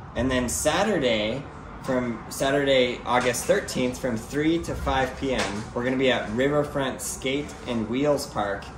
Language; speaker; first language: English; native; English